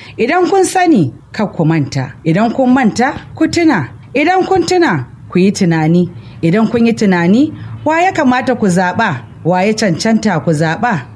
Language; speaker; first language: Hausa; non-native, local second language; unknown